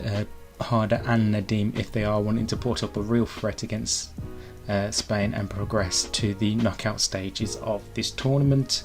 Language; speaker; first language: English; native; English